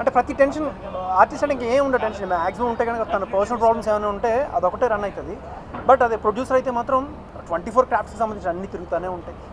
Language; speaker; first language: Telugu; native; Telugu